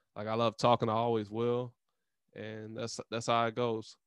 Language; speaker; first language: English; native; English